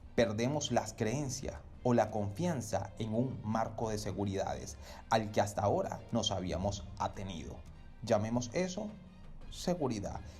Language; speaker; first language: Spanish; native; Spanish